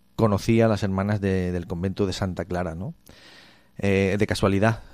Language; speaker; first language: Spanish; native; Spanish